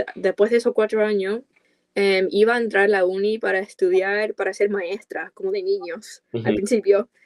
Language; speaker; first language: Spanish; non-native, fluent; English